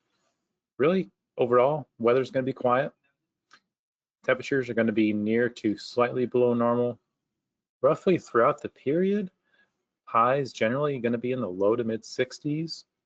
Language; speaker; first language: English; native; English